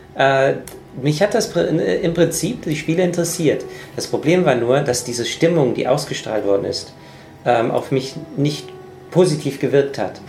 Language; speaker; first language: German; native; German